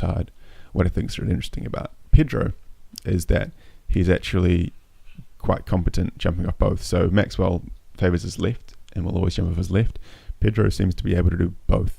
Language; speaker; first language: English; native; English